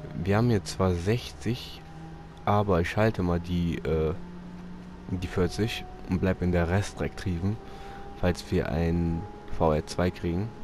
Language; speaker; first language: German; native; German